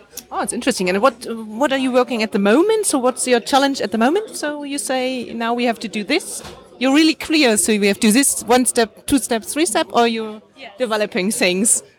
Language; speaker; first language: English; non-native, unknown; German